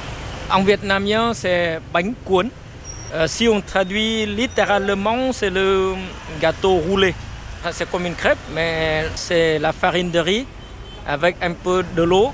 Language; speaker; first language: French; non-native, fluent; Vietnamese